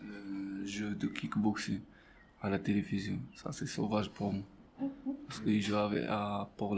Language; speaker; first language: French; non-native, learner; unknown